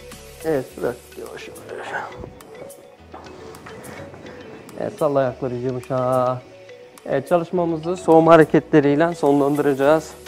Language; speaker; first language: Turkish; native; Turkish